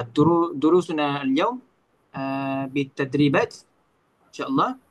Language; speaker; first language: Arabic; non-native, learner; Malay